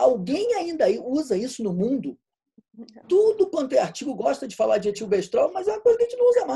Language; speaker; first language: Portuguese; native; Portuguese